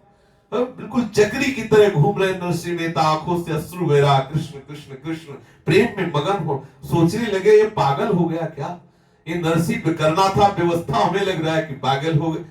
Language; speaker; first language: Hindi; native; Hindi